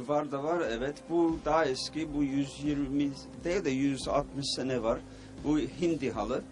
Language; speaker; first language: Turkish; early bilingual, heritage; Turkish